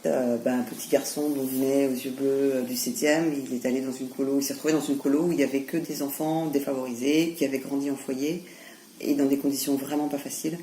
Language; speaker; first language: French; native; French